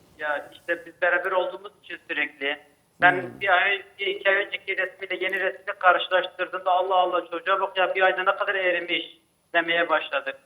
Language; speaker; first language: Turkish; native; Turkish